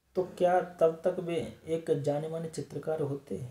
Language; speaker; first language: Hindi; native; Hindi